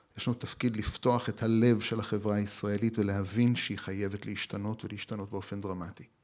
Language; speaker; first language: Hebrew; native; Hebrew